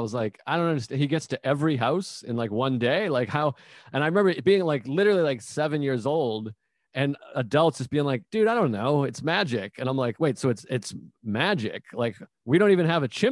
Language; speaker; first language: English; native; English